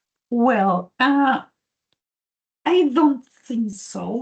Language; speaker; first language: English; non-native, learner; Spanish